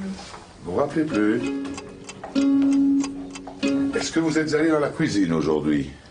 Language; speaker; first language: French; native; French